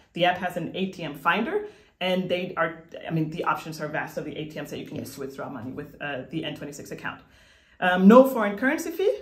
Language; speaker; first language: English; non-native, fluent; Spanish